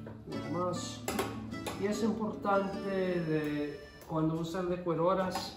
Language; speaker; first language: Spanish; non-native, fluent; English